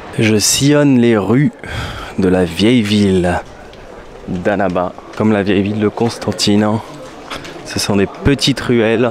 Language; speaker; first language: French; native; French